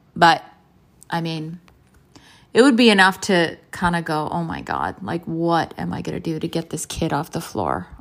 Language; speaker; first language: English; native; English